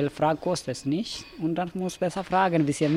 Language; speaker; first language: German; non-native, learner; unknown